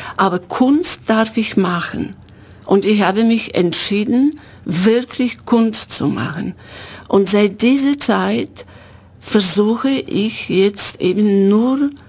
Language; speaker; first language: German; non-native, fluent; Polish